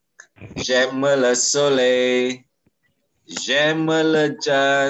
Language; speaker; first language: French; non-native, fluent; Indonesian